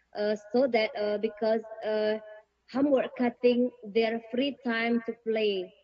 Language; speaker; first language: English; non-native, learner; Indonesian